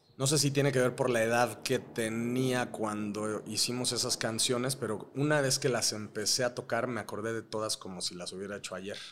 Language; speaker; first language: Spanish; native; Spanish